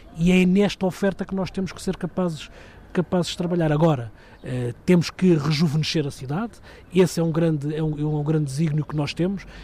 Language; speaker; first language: Portuguese; native; Portuguese